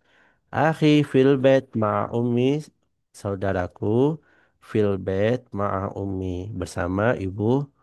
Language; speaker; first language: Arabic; non-native, fluent; Indonesian